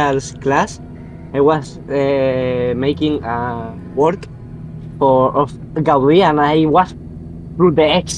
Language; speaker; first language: English; non-native, learner; Spanish